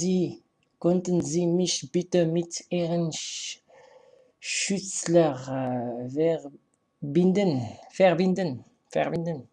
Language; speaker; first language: German; non-native, fluent; Arabic